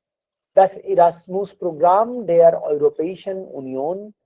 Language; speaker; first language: German; non-native, fluent; Hindi